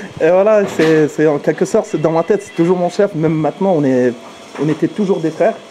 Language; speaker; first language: French; early bilingual, other home language; Arabic